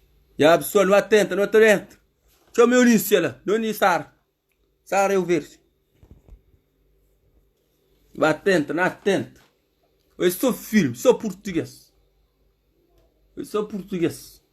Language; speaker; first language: Portuguese; non-native, learner; Kabuverdianu